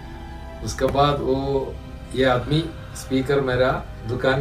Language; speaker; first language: Hindi; non-native, local second language; Malayalam